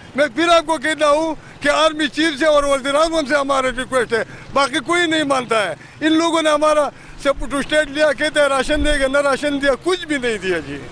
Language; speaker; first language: Urdu; non-native, local second language; Pashto